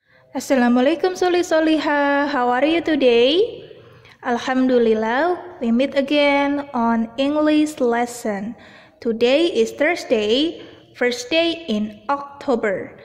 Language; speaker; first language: English; non-native, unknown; Indonesian